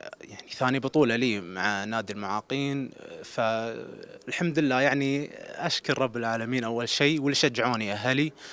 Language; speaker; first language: Arabic; native; Arabic